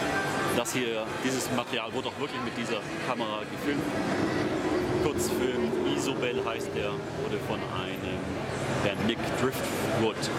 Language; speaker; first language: German; native; German